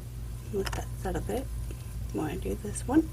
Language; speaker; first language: English; native; English